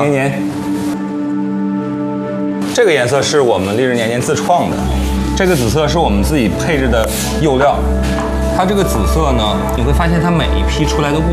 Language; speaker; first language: Chinese; native; Chinese